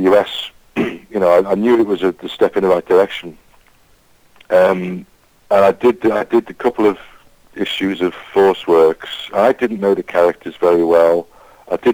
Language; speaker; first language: English; native; English